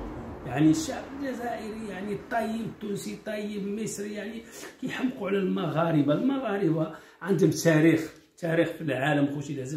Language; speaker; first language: Arabic; native; Arabic